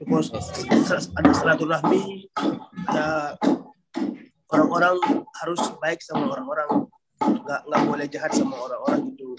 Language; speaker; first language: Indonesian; non-native, learner; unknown